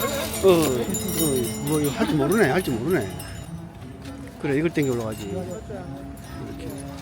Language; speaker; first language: Korean; native; Korean